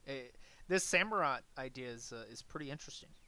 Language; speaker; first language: English; native; English